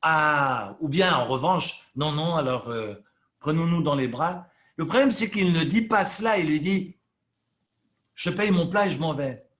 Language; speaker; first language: French; native; French